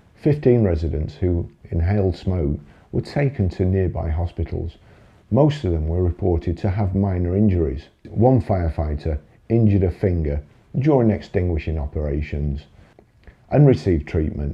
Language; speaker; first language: English; native; English